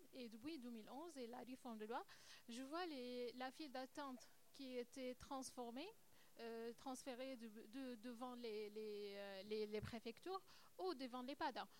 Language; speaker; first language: French; non-native, learner; Arabic